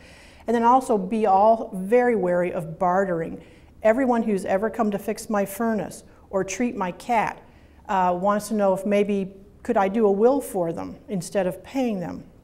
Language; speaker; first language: English; native; English